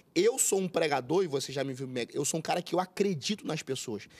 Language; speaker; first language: Portuguese; native; Portuguese